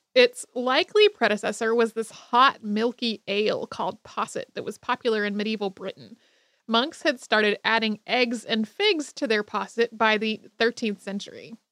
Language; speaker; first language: English; native; English